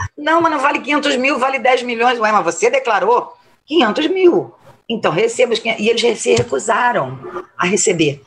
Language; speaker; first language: Portuguese; native; Portuguese